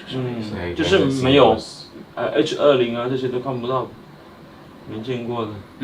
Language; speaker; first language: Chinese; native; Chinese